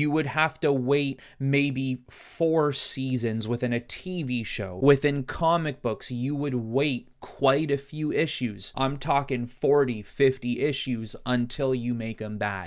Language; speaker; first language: English; native; English